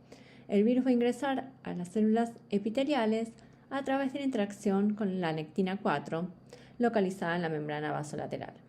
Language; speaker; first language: Spanish; native; Spanish